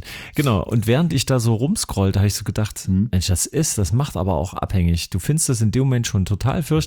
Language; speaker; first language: German; native; German